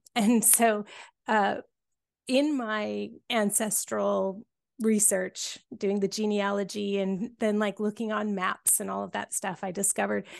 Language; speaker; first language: English; native; English